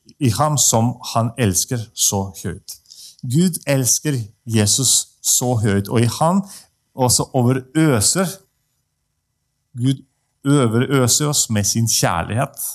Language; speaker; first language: Norwegian; non-native, fluent; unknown